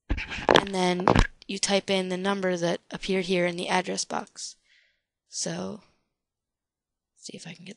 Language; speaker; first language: English; native; English